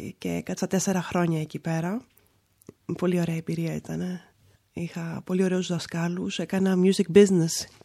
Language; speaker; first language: Greek; early bilingual, other home language; English